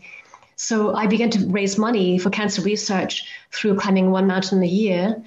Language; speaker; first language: English; native; English